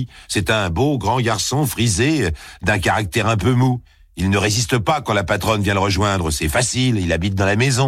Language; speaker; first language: French; native; French